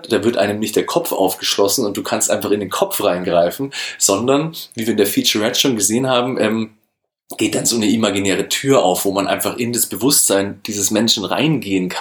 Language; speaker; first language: German; native; German